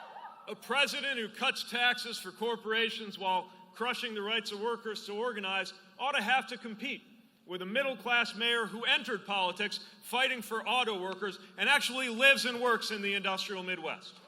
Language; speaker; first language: English; native; English